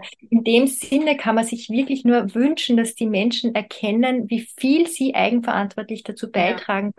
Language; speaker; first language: German; native; German